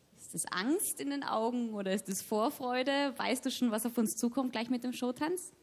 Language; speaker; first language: German; native; German